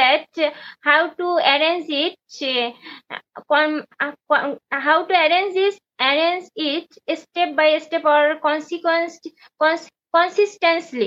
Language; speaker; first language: English; non-native, learner; Bangla